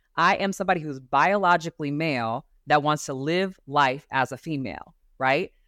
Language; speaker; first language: English; native; English